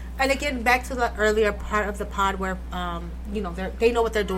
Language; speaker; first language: English; early bilingual, other home language; Spanish